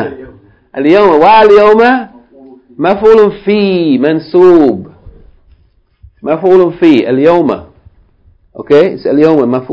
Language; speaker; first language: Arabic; non-native, fluent; English